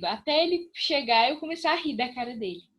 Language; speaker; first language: Portuguese; native; Portuguese